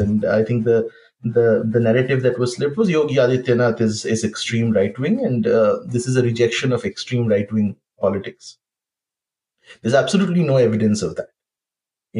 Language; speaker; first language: English; non-native, local second language; Bangla